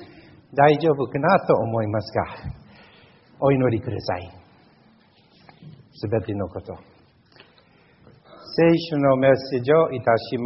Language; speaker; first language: Japanese; non-native, fluent; English